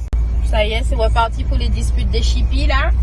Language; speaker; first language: French; native; French